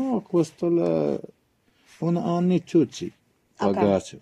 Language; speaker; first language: Italian; non-native, learner; Arabic